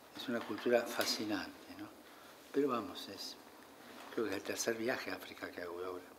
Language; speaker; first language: Spanish; native; Spanish